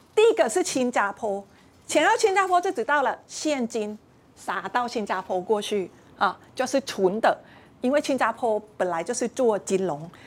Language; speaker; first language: Chinese; non-native, fluent; Thai